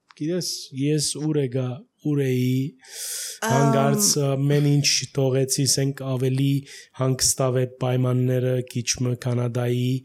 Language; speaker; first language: Armenian; early bilingual, heritage; Armenian